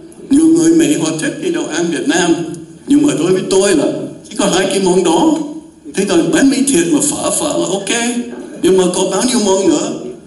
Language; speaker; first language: Vietnamese; non-native, fluent; English